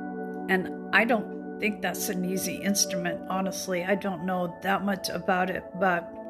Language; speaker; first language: English; native; English